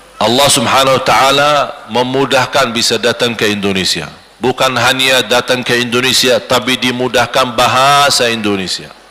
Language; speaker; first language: Malay; non-native, fluent; Arabic